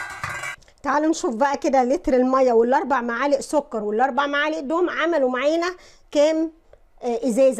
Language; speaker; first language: Arabic; native; Arabic